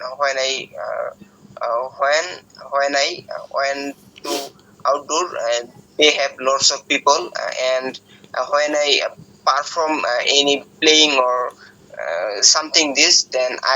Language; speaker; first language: English; non-native, learner; Bangla